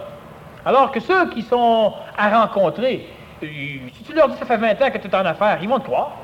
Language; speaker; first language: French; native; French